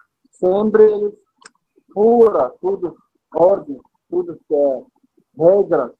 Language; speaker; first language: Portuguese; non-native, fluent; Arabic